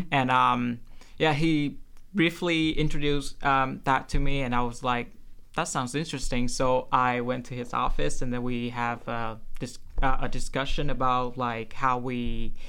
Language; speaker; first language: English; non-native, fluent; Vietnamese